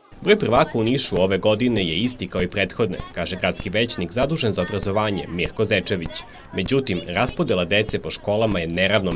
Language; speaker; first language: Serbian; native; Serbian